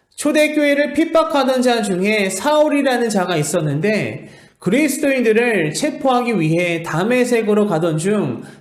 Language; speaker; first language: Korean; native; Korean